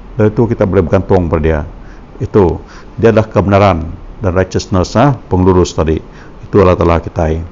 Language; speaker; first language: Malay; non-native, local second language; Iban